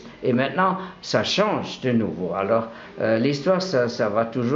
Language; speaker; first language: French; non-native, local second language; German